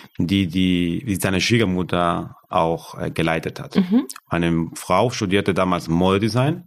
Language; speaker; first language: German; non-native, fluent; Spanish